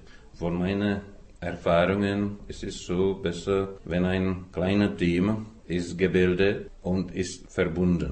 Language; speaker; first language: German; non-native, fluent; Czech